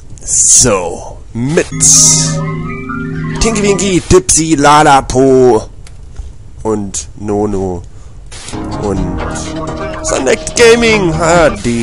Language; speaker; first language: German; native; German